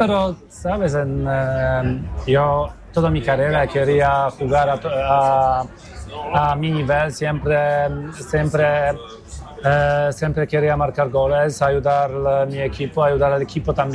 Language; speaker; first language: Spanish; non-native, fluent; Polish